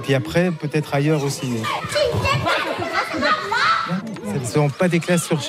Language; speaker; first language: French; native; French